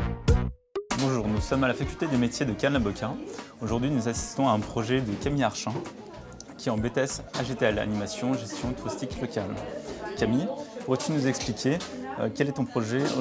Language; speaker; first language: French; native; French